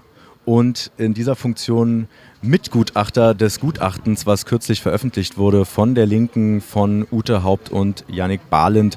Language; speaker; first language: German; native; German